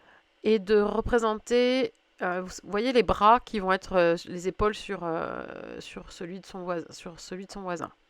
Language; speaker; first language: French; native; French